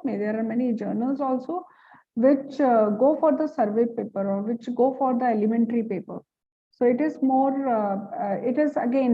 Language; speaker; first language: English; non-native, local second language; Hindi